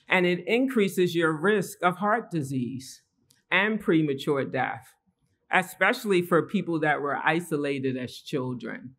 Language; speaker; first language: English; native; English